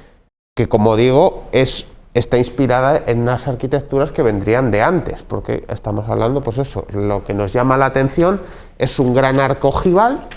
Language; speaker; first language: Spanish; native; Spanish